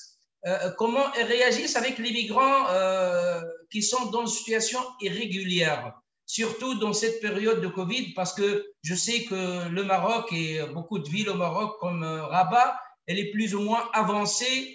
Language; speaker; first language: French; non-native, local second language; Arabic